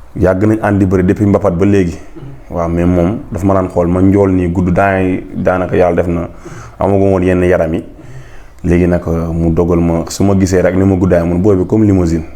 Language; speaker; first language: Wolof; native; Wolof